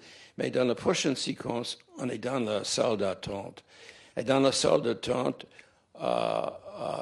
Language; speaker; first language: French; non-native, fluent; English